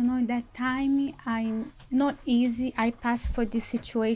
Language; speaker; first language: English; non-native, learner; Portuguese